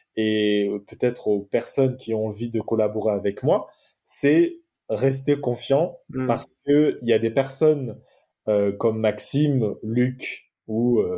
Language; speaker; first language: French; native; French